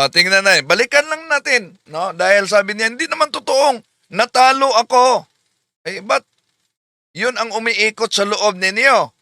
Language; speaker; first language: Filipino; non-native, local second language; Cebuano